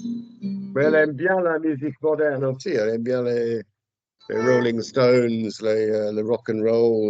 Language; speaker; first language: French; non-native, fluent; English